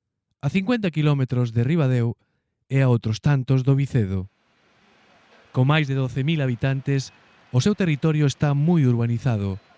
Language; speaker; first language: Galician; native; Galician